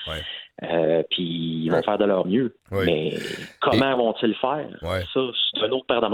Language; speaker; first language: French; native; French